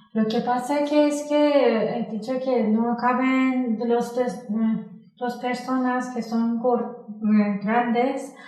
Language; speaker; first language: Spanish; non-native, learner; Persian